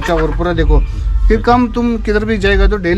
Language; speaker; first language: Hindi; non-native, local second language; Tibetan